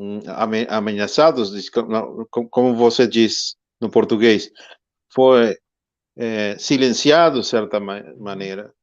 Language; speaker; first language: Portuguese; non-native, fluent; Spanish